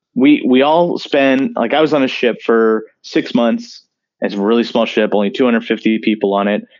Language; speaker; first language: English; native; English